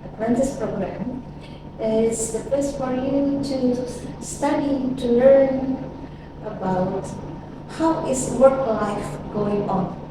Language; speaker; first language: English; non-native, fluent; Indonesian